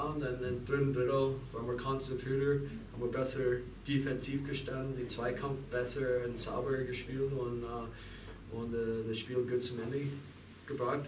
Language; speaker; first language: German; non-native, fluent; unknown